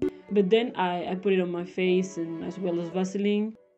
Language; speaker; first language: English; non-native, fluent; Spanish